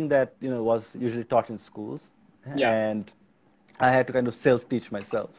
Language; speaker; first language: English; non-native, local second language; Bangla